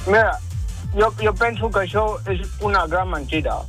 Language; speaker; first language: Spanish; non-native, learner; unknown